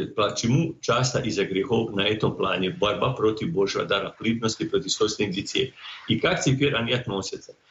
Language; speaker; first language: Russian; non-native, fluent; Croatian